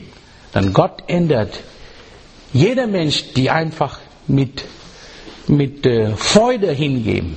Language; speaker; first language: German; non-native, learner; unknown